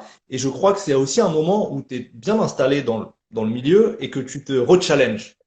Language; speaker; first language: French; native; French